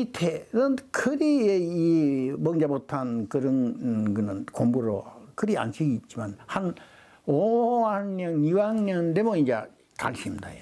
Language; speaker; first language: Korean; early bilingual, heritage; Korean